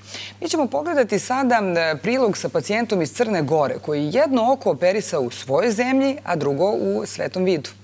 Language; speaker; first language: Bosnian; native; Bosnian